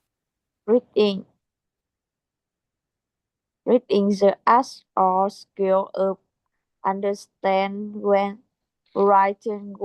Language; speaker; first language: English; non-native, learner; Vietnamese